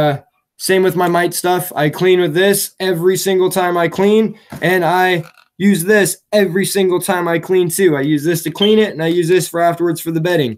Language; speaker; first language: English; native; English